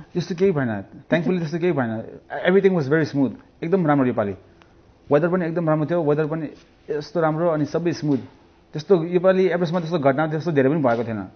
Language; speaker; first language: Nepali; early bilingual, heritage; Nepali